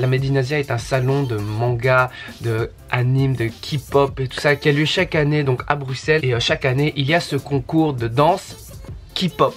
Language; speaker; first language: French; native; French